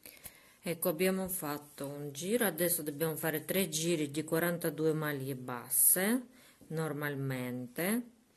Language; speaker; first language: Italian; non-native, learner; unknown